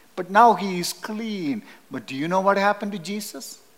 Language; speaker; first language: English; non-native, local second language; Malayalam